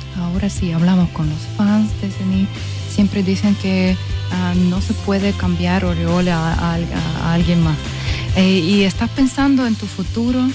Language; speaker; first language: Spanish; non-native, learner; Russian